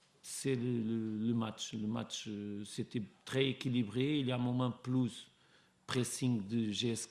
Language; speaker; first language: French; non-native, learner; Portuguese